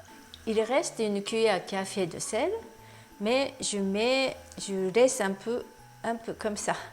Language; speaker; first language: French; non-native, learner; Japanese